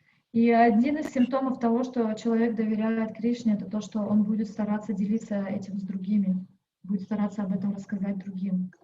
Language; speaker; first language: Russian; native; Russian